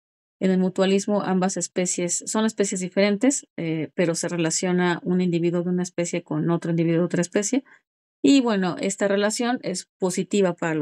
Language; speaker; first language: Spanish; native; Spanish